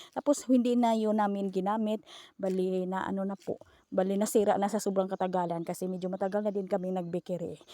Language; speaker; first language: Filipino; non-native, local second language; Cebuano